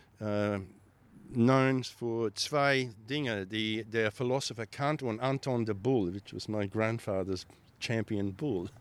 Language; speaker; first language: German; early bilingual, heritage; German